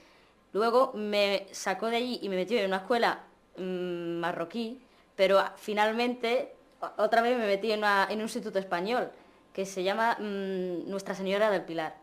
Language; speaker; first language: Spanish; non-native, fluent; Arabic